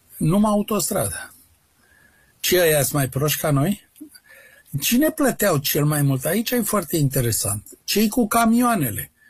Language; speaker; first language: Romanian; native; Romanian